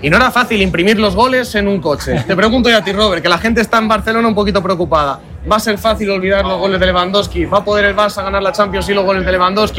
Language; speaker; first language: Spanish; native; Spanish